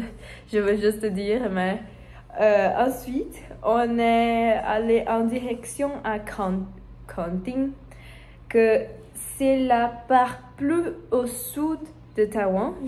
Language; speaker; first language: French; non-native, learner; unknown